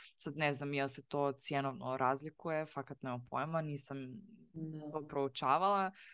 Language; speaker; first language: Croatian; native; Croatian